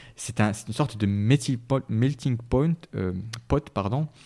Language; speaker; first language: French; non-native, local second language; Arabic